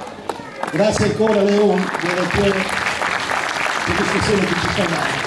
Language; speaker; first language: Italian; native; Italian